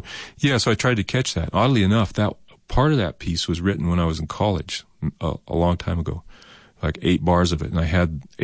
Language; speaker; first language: English; native; English